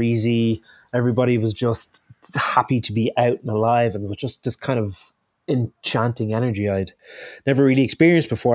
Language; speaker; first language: English; native; English